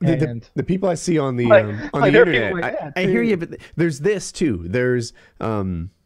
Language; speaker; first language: English; native; English